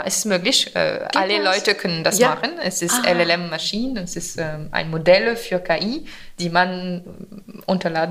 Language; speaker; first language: German; non-native, fluent; French